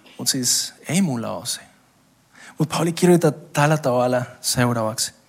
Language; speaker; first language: Finnish; non-native, fluent; Spanish